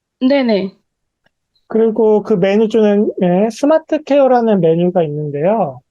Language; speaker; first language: Korean; native; Korean